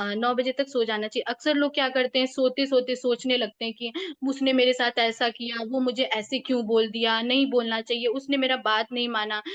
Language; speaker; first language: Hindi; native; Hindi